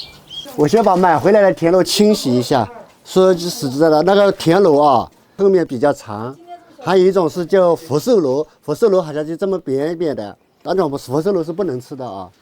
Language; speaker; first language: Chinese; native; Chinese